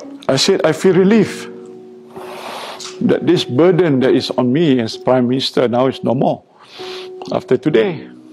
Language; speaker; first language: English; non-native, local second language; Malay